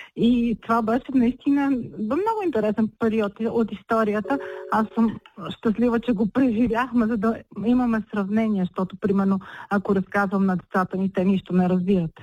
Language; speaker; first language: Bulgarian; native; Bulgarian